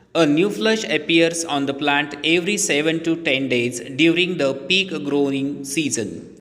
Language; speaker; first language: English; non-native, local second language; Marathi